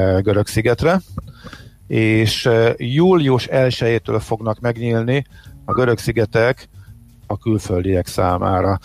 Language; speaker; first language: Hungarian; native; Hungarian